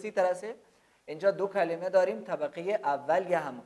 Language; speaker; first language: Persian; non-native, fluent; Urdu